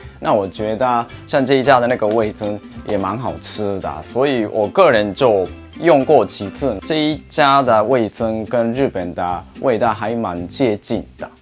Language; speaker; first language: Chinese; non-native, fluent; Japanese